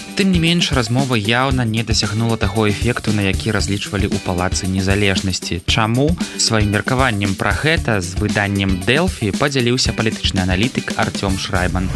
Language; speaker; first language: Belarusian; native; Belarusian